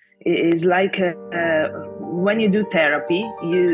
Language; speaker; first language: English; non-native, fluent; Italian